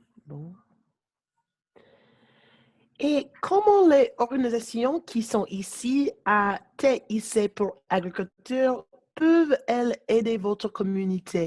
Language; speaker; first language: French; non-native, learner; English